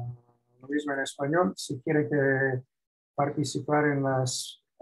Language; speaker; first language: Spanish; non-native, fluent; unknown